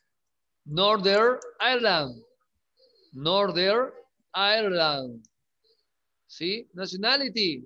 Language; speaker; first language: English; non-native, learner; Spanish